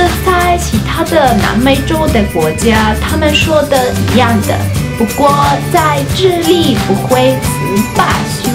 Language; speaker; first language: Chinese; non-native, fluent; Spanish